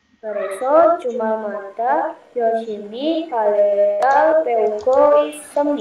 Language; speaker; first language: Korean; non-native, learner; Indonesian